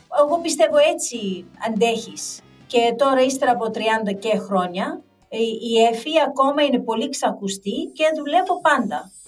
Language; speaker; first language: Greek; early bilingual, heritage; Greek